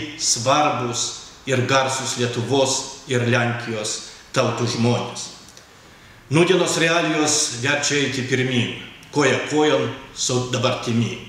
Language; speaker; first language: Lithuanian; non-native, local second language; Polish